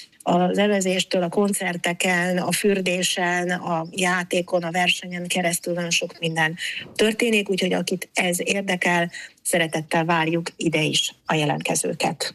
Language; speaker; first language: Hungarian; native; Hungarian